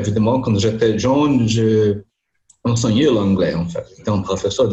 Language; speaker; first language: French; non-native, learner; Portuguese